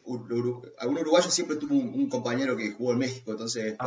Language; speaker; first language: Spanish; native; Spanish